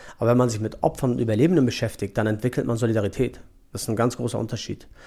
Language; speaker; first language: German; early bilingual, other home language; Turkish